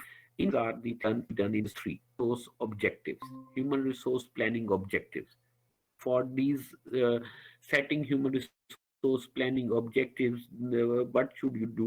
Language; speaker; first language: English; non-native, local second language; Urdu